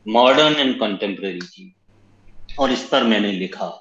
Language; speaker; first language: Hindi; native; Hindi